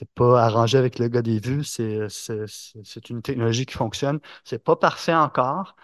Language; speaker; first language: French; native; French